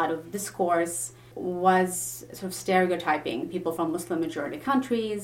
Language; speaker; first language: English; non-native, fluent; Swedish